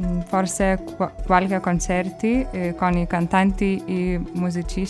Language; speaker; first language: Italian; non-native, learner; Lithuanian